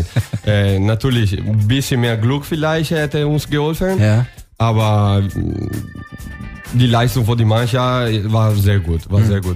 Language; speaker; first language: German; non-native, learner; Italian